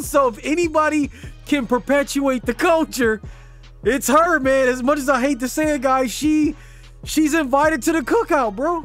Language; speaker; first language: English; native; English